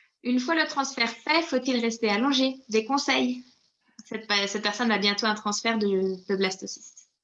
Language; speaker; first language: French; native; French